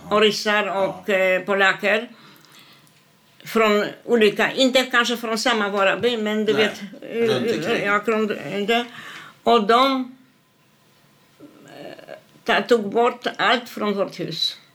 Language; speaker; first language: Swedish; non-native, fluent; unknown